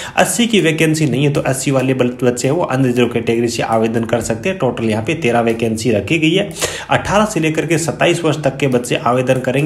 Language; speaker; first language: Hindi; native; Hindi